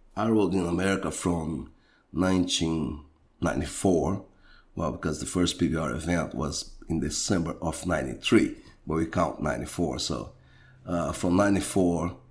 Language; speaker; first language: English; non-native, fluent; Portuguese